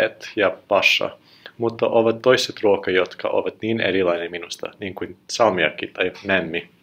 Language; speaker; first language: Finnish; non-native, learner; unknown